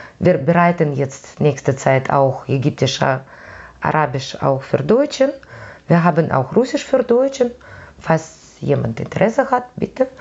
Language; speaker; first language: German; non-native, fluent; Russian